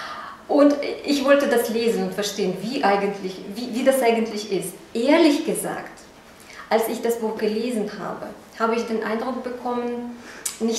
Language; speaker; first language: German; non-native, fluent; Russian